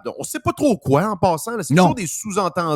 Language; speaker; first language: French; native; French